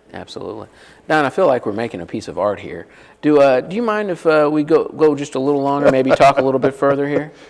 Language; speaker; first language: English; native; English